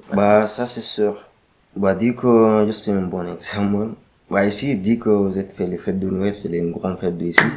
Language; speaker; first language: French; non-native, learner; Arabic